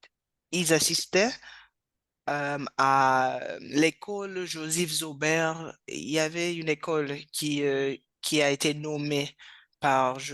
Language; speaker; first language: French; non-native, learner; English